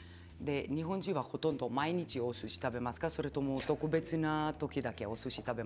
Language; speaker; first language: Japanese; non-native, fluent; Macedonian